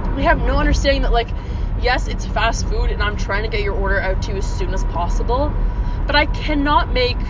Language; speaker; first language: English; native; English